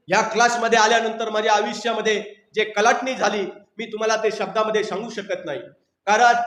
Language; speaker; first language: Marathi; non-native, local second language; Urdu